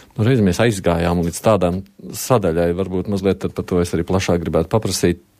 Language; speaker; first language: Latvian; native; Latvian